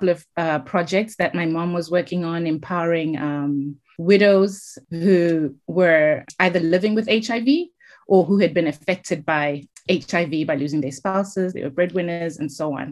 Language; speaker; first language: English; non-native, local second language; Shona